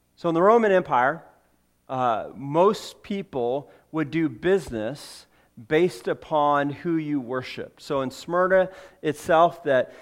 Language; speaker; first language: English; native; English